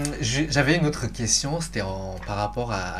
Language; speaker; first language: French; non-native, fluent; Lao